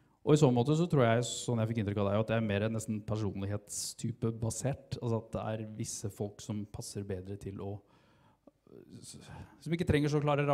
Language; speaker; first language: Norwegian; native; Norwegian